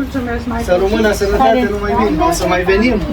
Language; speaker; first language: Romanian; non-native, learner; Filipino